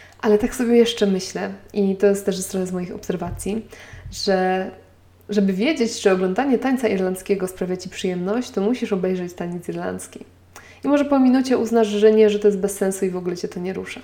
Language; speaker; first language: Polish; native; Polish